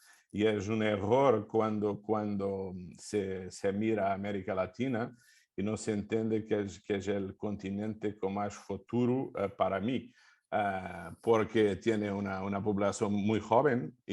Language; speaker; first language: Spanish; non-native, fluent; Portuguese